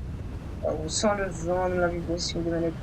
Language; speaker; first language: French; native; French